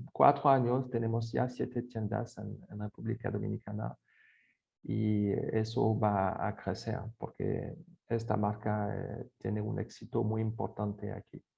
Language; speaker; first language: Spanish; non-native, fluent; French